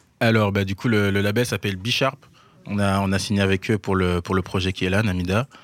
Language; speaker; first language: French; native; French